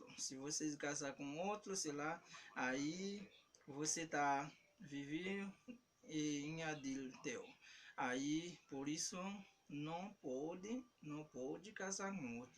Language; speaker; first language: Portuguese; non-native, learner; Haitian Creole